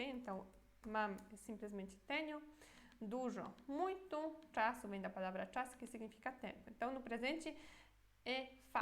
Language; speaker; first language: Portuguese; non-native, fluent; Polish